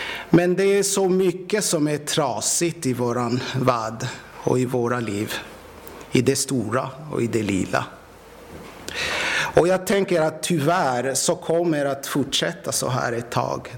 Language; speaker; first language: Swedish; non-native, fluent; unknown